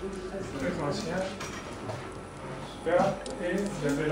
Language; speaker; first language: French; non-native, fluent; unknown